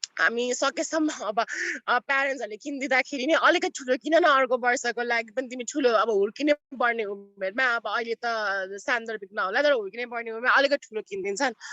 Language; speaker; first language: Nepali; non-native, local second language; Newari